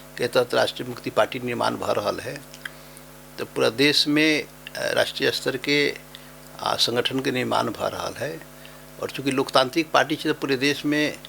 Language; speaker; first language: Maithili; non-native, local second language; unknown